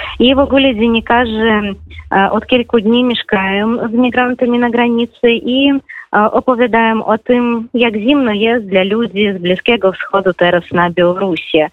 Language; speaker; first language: Polish; non-native, fluent; Russian